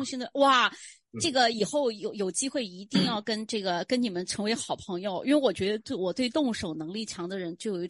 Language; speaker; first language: Chinese; native; Chinese